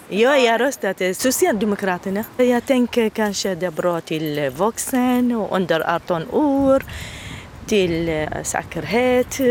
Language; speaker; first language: Swedish; non-native, learner; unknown